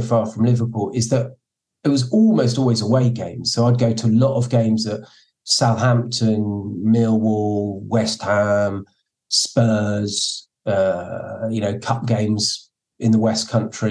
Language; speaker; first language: English; native; English